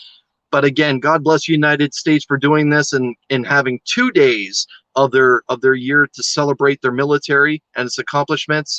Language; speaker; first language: English; native; English